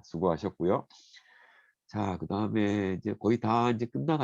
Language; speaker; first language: Korean; native; Korean